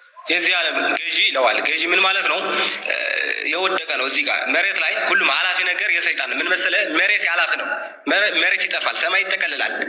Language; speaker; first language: Amharic; non-native, local second language; Tigrinya